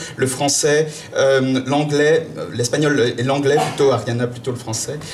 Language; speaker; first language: French; native; French